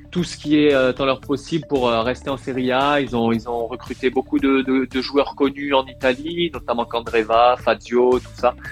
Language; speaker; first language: French; native; French